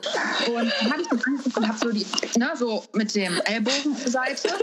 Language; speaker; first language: German; native; German